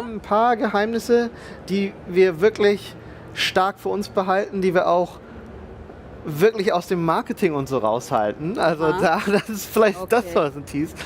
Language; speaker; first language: German; native; German